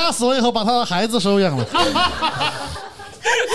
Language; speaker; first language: Chinese; native; Chinese